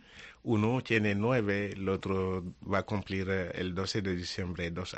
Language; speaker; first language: Spanish; non-native, learner; Wolof